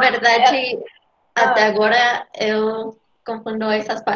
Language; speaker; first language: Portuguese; non-native, learner; Spanish